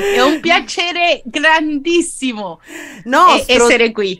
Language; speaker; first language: Italian; non-native, learner; Spanish